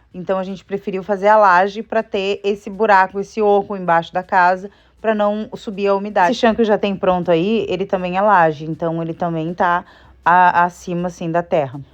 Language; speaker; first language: Portuguese; native; Portuguese